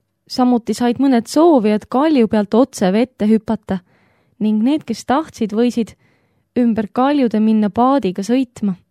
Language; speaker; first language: Estonian; native; Estonian